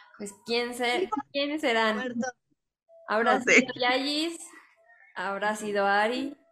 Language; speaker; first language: Spanish; native; Spanish